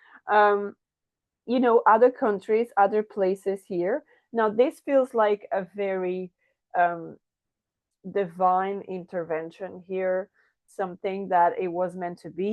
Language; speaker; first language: English; non-native, fluent; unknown